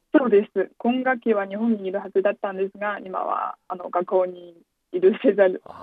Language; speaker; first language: Japanese; non-native, fluent; Chinese